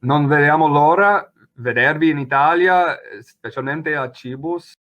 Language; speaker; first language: Italian; non-native, learner; English